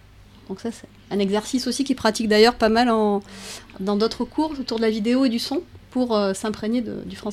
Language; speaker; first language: French; native; French